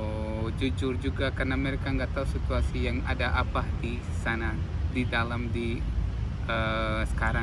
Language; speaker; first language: Indonesian; non-native, fluent; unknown